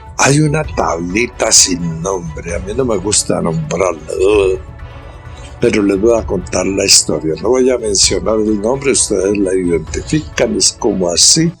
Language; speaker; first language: Spanish; native; Spanish